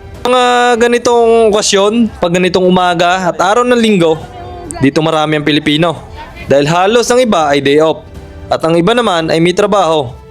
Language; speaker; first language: Filipino; native; Filipino